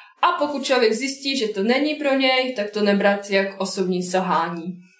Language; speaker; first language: Czech; non-native, fluent; Bosnian